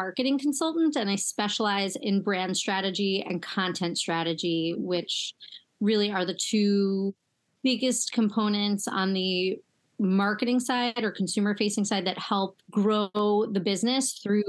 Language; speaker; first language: English; native; English